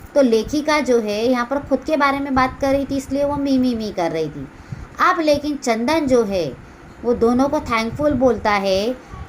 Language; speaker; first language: Hindi; non-native, local second language; Marathi